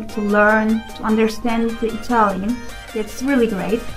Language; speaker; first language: English; non-native, learner; Turkish